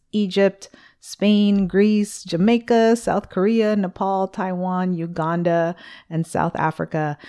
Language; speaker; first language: English; early bilingual, other home language; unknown